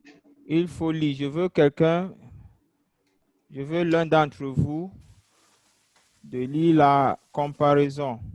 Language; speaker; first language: French; non-native, fluent; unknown